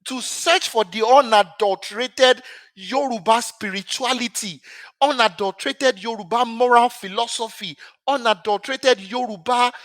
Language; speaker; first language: English; non-native, local second language; Yoruba